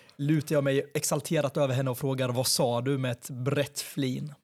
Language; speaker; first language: Swedish; early bilingual, other home language; Persian